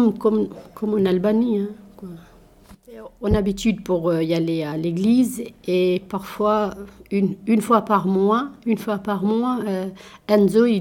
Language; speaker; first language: French; non-native, learner; Albanian